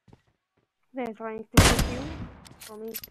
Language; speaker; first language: English; non-native, learner; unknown